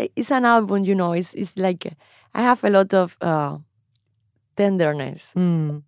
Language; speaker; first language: English; non-native, fluent; Spanish